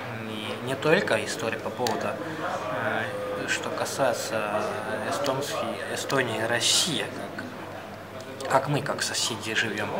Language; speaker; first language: Russian; non-native, fluent; Estonian